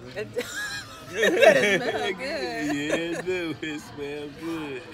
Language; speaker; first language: English; native; English